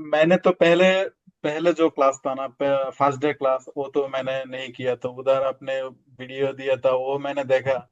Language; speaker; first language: Hindi; non-native, learner; Bangla